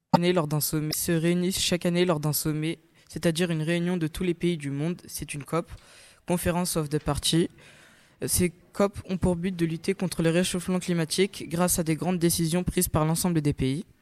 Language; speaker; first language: French; native; French